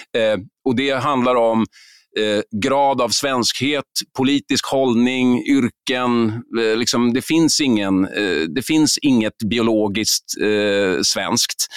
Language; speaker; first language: Swedish; native; Swedish